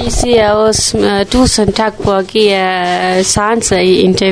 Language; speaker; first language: Danish; non-native, learner; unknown